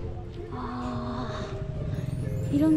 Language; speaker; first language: English; non-native, learner; Korean